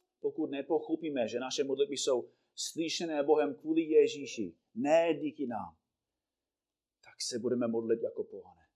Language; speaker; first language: Czech; non-native, fluent; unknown